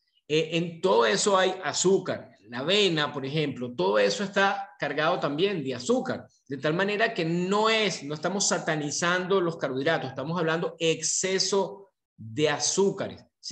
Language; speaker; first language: Spanish; native; Spanish